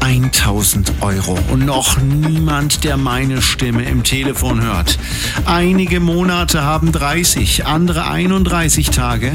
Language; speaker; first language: German; native; German